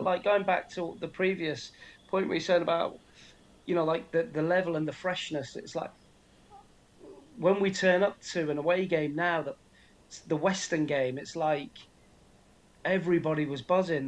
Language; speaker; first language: English; native; English